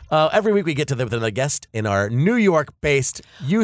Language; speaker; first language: English; native; English